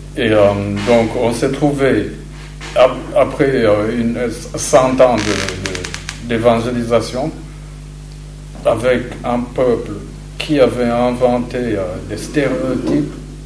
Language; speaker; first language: French; non-native, local second language; Kinyarwanda